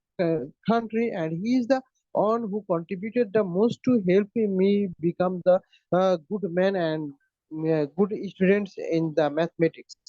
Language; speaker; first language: English; non-native, learner; Bangla